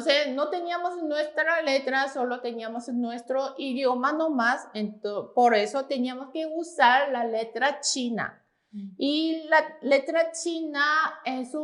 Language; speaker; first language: Spanish; non-native, fluent; Korean